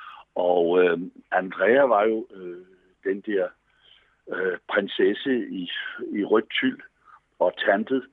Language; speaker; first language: Danish; native; Danish